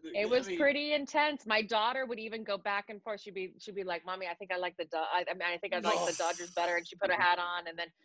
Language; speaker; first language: English; native; English